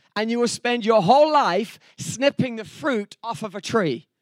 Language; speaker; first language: English; native; English